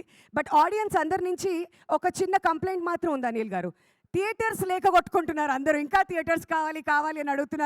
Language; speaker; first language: Telugu; native; Telugu